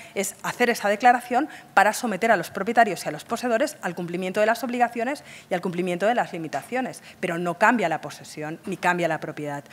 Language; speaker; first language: Spanish; native; Spanish